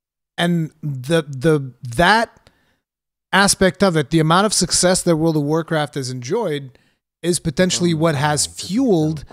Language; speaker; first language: English; native; English